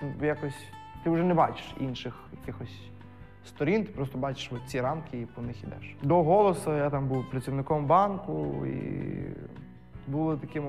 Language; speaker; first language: Ukrainian; native; Ukrainian